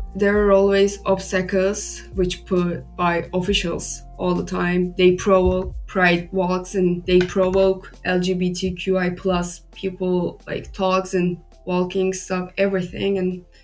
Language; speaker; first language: English; non-native, fluent; Turkish